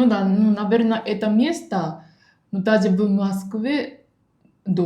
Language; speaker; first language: Russian; non-native, learner; Japanese